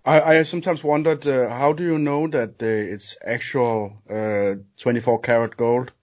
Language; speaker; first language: English; non-native, fluent; Danish